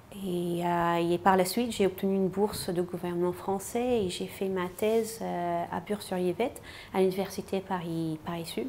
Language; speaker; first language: French; non-native, fluent; Arabic